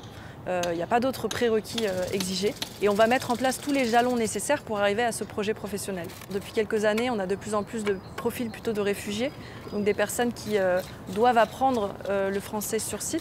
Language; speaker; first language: French; native; French